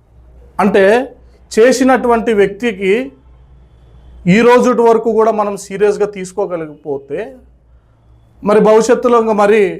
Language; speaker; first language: Telugu; native; Telugu